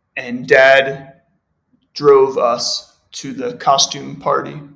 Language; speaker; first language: English; native; English